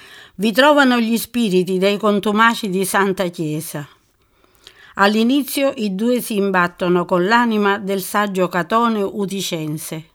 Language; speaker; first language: Italian; native; Italian